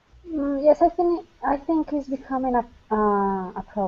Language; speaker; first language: English; non-native, fluent; Spanish